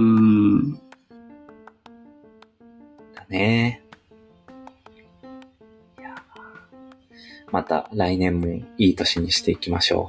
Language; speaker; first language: Japanese; native; Japanese